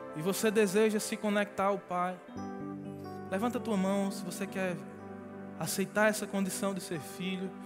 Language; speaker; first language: Portuguese; native; Portuguese